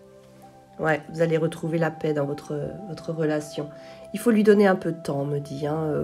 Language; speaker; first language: French; native; French